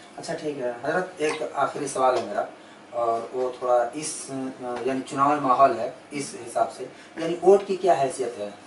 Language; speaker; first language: Urdu; native; Urdu